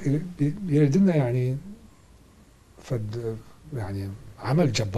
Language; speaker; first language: Arabic; native; Arabic